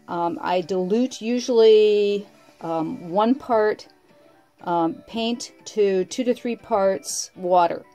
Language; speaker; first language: English; native; English